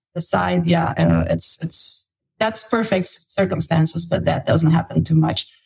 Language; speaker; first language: English; non-native, fluent; Dutch